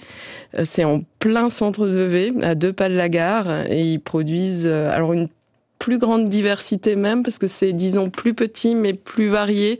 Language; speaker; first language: French; native; French